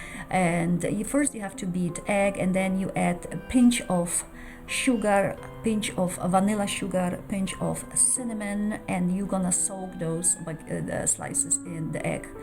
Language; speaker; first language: English; non-native, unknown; Polish